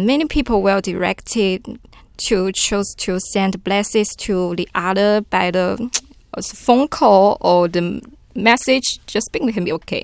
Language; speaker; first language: English; non-native, learner; Chinese